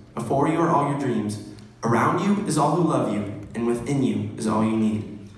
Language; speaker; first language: English; native; English